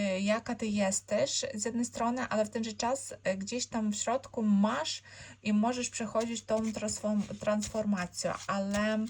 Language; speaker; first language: Polish; non-native, learner; Ukrainian